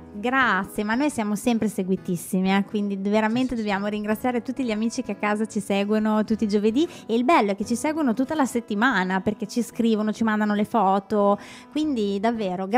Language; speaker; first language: Italian; native; Italian